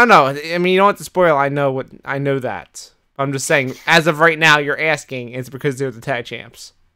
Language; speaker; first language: English; native; English